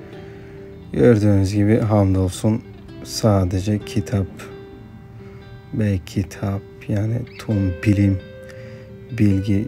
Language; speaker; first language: Turkish; non-native, fluent; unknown